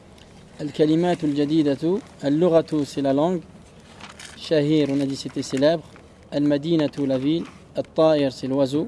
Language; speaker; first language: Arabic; non-native, fluent; French